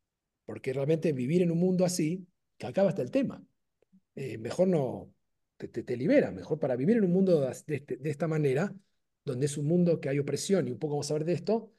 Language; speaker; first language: Spanish; native; Spanish